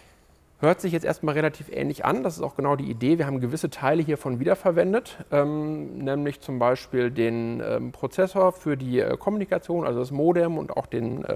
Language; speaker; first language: German; native; German